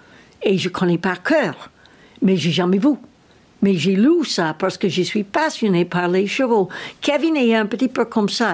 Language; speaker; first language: French; non-native, learner; English